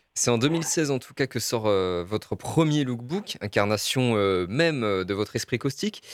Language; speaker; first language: French; native; French